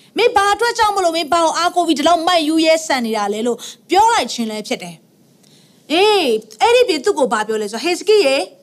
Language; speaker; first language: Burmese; native; Burmese